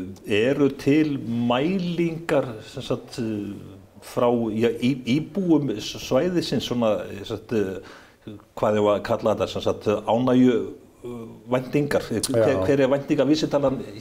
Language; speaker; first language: Icelandic; native; Icelandic